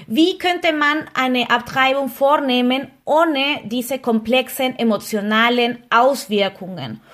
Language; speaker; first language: German; non-native, fluent; Spanish